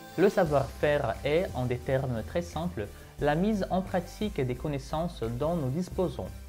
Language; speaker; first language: French; non-native, fluent; Portuguese